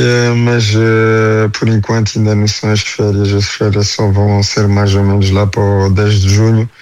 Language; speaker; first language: Portuguese; early bilingual, heritage; French